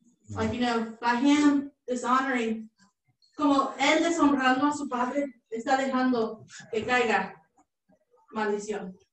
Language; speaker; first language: Spanish; early bilingual, heritage; Spanish